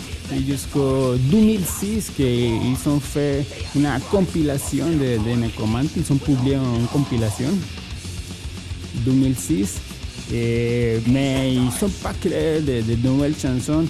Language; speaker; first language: French; non-native, fluent; Spanish